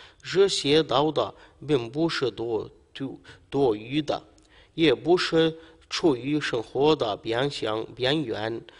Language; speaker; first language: Chinese; non-native, fluent; Arabic